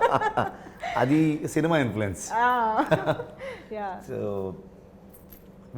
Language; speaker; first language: Telugu; non-native, learner; Kannada